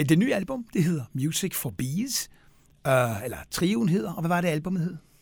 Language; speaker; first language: Danish; native; Danish